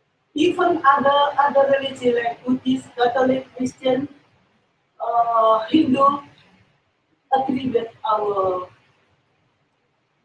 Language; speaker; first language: English; non-native, learner; Indonesian